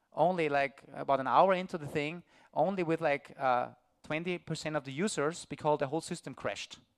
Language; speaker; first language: English; non-native, fluent; German